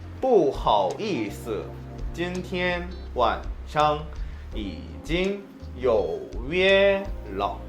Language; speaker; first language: Chinese; non-native, learner; Korean